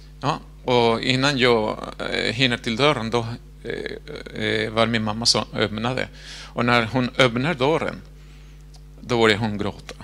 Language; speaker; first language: Swedish; non-native, fluent; Spanish